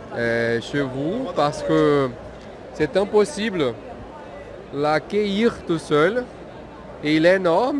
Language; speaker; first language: French; non-native, fluent; Portuguese